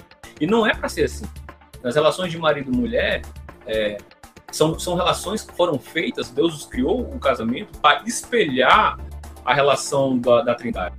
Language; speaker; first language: Portuguese; native; Portuguese